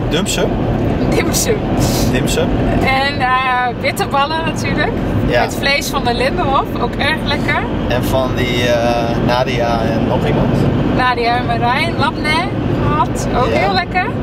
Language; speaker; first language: Dutch; native; Dutch